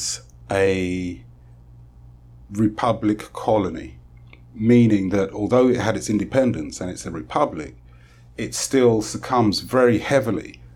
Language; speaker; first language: English; native; English